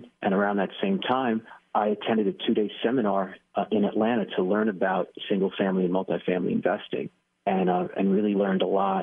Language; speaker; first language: English; native; English